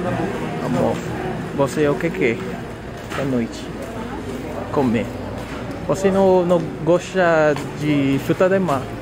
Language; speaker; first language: Portuguese; non-native, learner; English